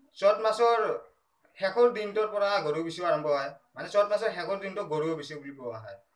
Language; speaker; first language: Assamese; non-native, local second language; Rangpuri